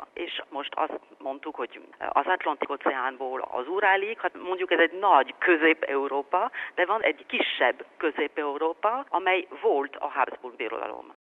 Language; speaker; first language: Hungarian; non-native, fluent; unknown